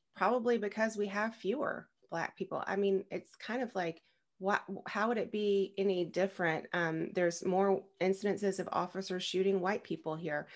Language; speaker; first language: English; native; English